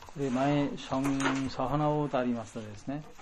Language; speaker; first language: Japanese; non-native, fluent; Bangla